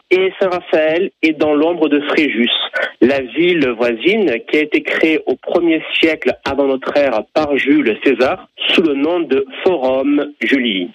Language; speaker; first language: French; native; French